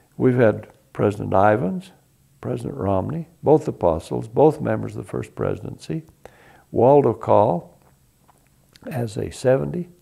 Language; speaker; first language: English; early bilingual, other home language; Spanish